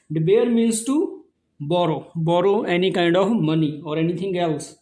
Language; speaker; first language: English; non-native, local second language; Punjabi